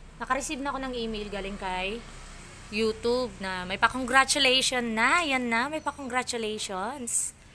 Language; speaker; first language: Filipino; non-native, local second language; Waray